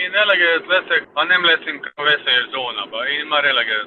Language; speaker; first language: Hungarian; non-native, fluent; Serbian